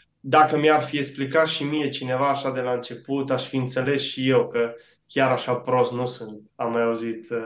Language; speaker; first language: Romanian; early bilingual, heritage; Romanian